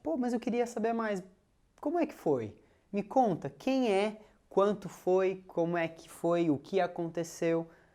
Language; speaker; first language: Portuguese; native; Portuguese